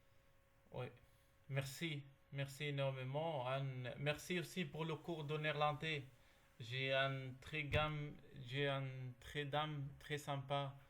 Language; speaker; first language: French; non-native, learner; Arabic